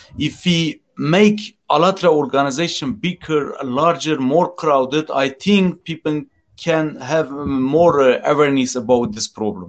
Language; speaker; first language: English; non-native, fluent; Turkish